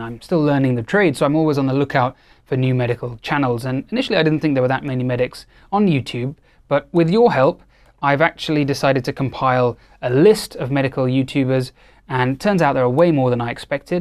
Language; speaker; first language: English; native; English